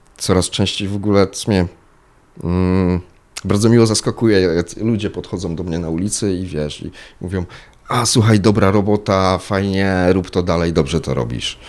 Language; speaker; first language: Polish; native; Polish